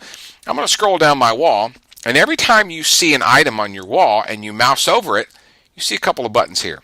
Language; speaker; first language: English; native; English